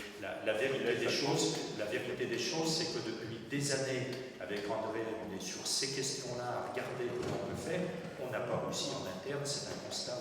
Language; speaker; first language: French; native; French